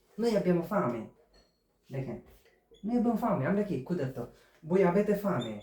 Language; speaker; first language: Italian; non-native, fluent; Bangla